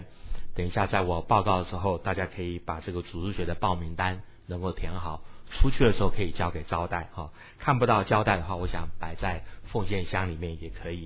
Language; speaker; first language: Chinese; native; Chinese